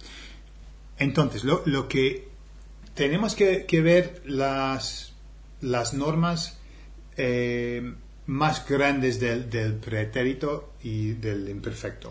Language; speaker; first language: Spanish; non-native, fluent; English